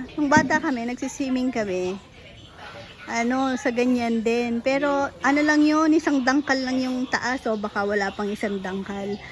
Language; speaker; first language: Filipino; native; Filipino